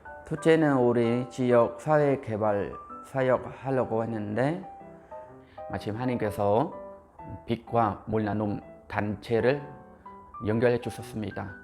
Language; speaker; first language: Korean; non-native, fluent; Khmer